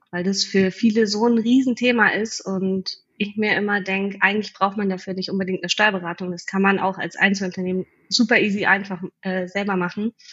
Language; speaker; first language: German; native; German